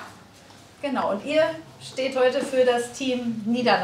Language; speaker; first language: German; native; German